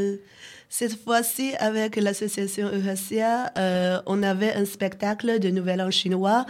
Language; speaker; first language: French; non-native, learner; Chinese